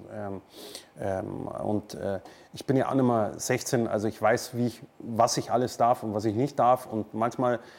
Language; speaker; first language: German; native; German